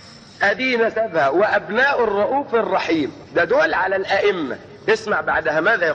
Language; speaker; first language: Arabic; native; Arabic